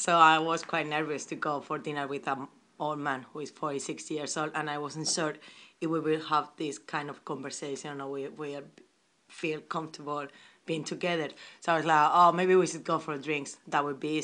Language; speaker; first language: English; non-native, learner; Spanish